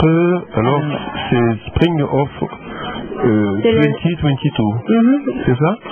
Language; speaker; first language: French; native; French